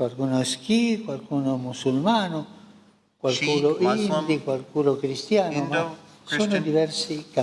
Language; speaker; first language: Italian; non-native, fluent; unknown